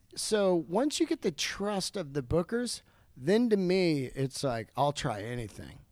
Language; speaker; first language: English; native; English